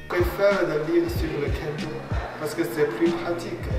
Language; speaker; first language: French; non-native, learner; Chinese